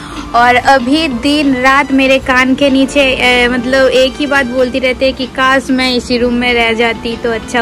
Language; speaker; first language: Hindi; non-native, local second language; Bangla